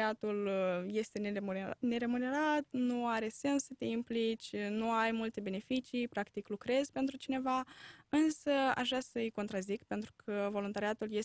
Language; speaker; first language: Romanian; native; Romanian